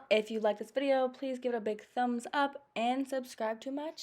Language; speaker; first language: English; native; English